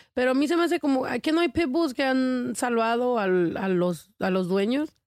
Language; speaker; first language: Spanish; early bilingual, heritage; Spanish